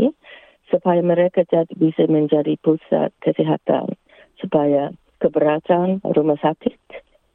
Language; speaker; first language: Indonesian; early bilingual, heritage; English